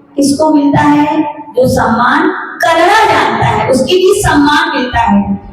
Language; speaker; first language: Hindi; native; Hindi